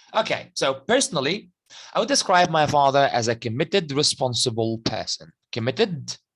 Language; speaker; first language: English; non-native, fluent; Arabic